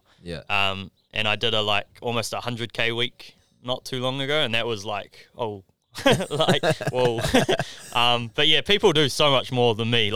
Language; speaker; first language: English; native; English